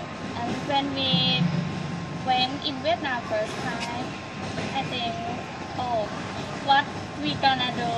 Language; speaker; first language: English; non-native, learner; Thai